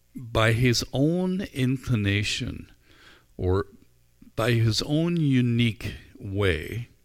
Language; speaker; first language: English; native; English